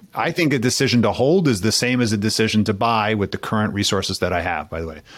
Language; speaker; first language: English; native; English